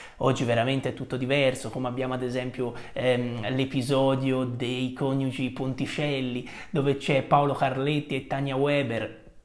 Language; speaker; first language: Italian; native; Italian